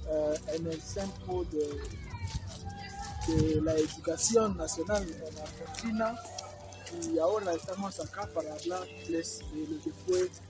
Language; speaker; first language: Spanish; non-native, fluent; French